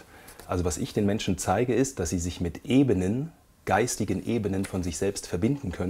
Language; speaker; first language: German; native; German